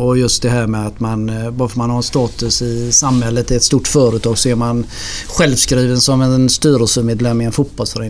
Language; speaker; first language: Swedish; native; Swedish